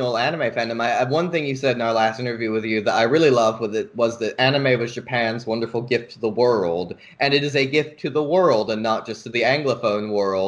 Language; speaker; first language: English; native; English